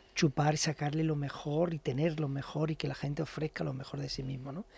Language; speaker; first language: Spanish; native; Spanish